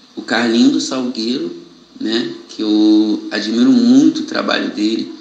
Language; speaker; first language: Portuguese; native; Portuguese